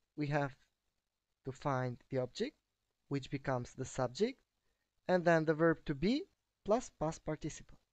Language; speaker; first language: English; non-native, fluent; Albanian